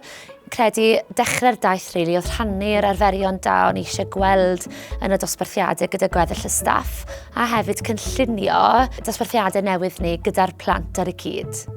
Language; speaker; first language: Welsh; native; Welsh